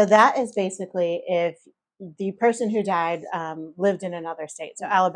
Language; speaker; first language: English; native; English